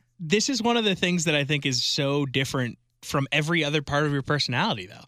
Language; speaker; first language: English; native; English